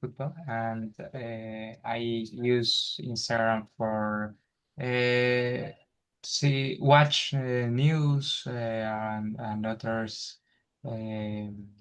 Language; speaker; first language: English; non-native, learner; Spanish